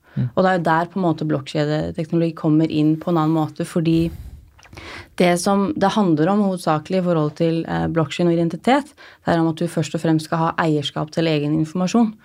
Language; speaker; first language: Norwegian; native; Norwegian